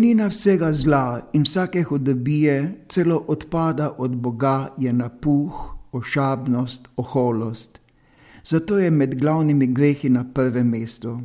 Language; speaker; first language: Slovenian; native; Slovenian